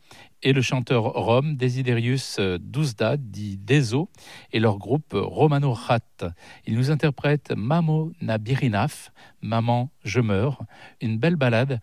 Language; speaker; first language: French; native; French